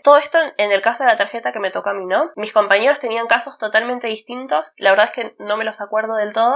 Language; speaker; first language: Spanish; native; Spanish